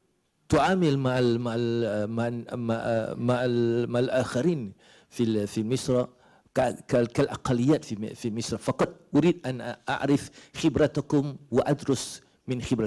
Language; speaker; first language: Arabic; non-native, learner; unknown